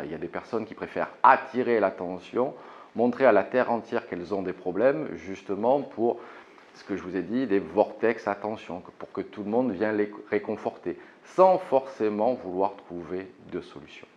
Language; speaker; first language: French; native; French